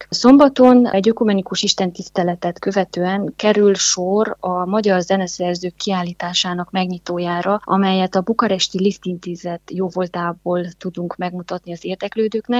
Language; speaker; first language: Hungarian; native; Hungarian